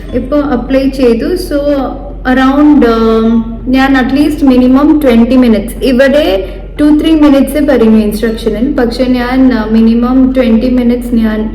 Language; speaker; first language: Malayalam; non-native, fluent; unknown